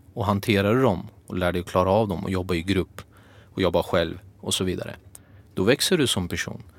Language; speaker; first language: Swedish; early bilingual, other home language; Kurdish